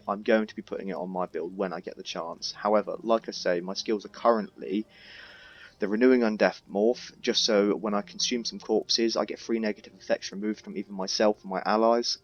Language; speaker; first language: English; native; English